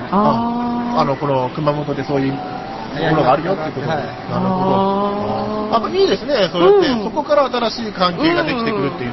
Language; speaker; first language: Japanese; native; Japanese